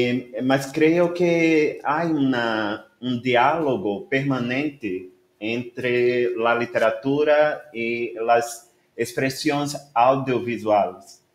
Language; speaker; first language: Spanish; non-native, learner; Portuguese